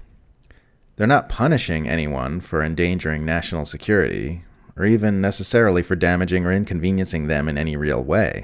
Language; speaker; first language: English; native; English